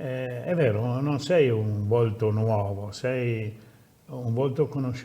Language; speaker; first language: Italian; native; Italian